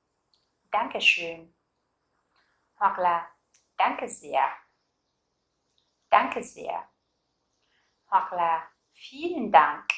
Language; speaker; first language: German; non-native, fluent; Vietnamese